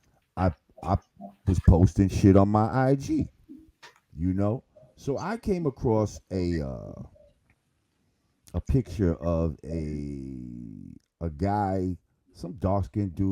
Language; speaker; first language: English; native; English